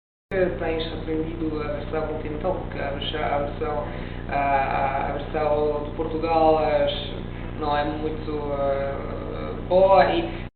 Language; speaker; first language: Portuguese; non-native, learner; Italian